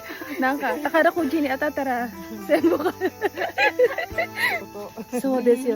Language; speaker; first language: Japanese; non-native, learner; Filipino